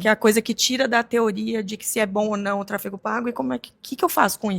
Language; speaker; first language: Portuguese; native; Portuguese